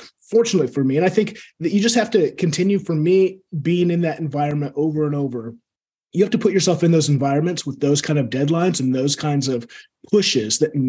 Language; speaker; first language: English; native; English